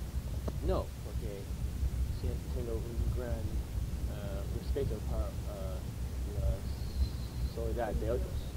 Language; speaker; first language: Spanish; non-native, learner; English